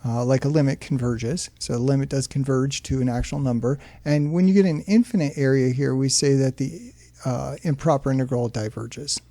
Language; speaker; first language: English; native; English